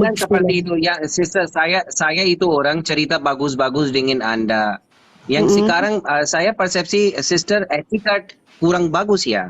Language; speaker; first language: Indonesian; non-native, learner; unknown